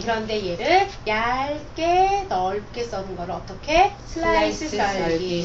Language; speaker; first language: Korean; native; Korean